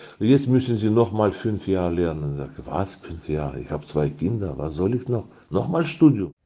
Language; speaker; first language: German; non-native, fluent; Russian